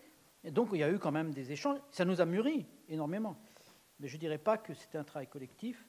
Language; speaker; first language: French; native; French